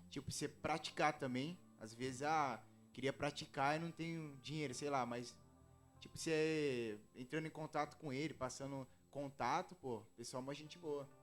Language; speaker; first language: Portuguese; native; Portuguese